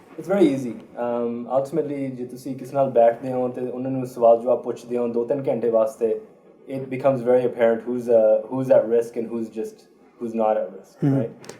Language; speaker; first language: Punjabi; early bilingual, heritage; Punjabi